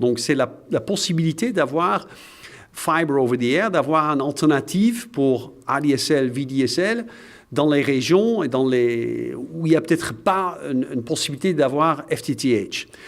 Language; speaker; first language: French; non-native, fluent; Dutch